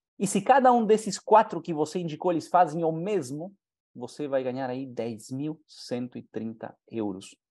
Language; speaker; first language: Portuguese; non-native, fluent; Spanish